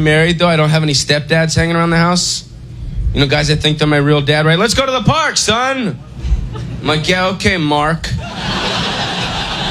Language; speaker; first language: English; native; English